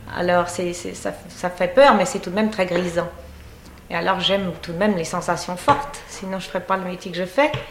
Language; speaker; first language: French; native; French